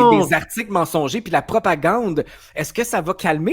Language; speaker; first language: French; native; French